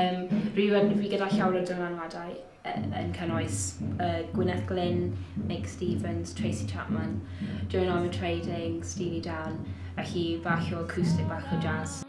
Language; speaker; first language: Welsh; non-native, local second language; English